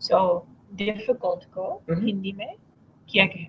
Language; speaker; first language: Hindi; non-native, learner; English